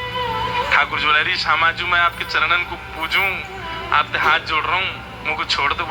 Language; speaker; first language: Hindi; native; Hindi